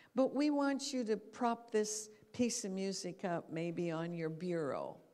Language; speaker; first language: English; native; English